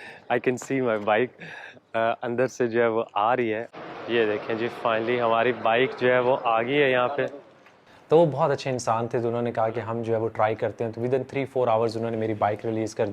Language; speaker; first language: Urdu; native; Urdu